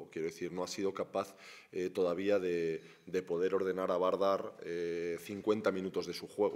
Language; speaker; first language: Spanish; native; Spanish